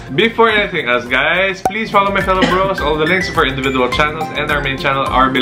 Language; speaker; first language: English; non-native, local second language; Filipino